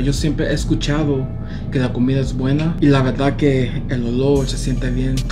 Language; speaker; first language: Spanish; early bilingual, other home language; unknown